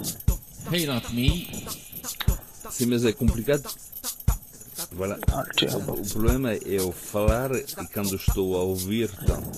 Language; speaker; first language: Portuguese; early bilingual, heritage; French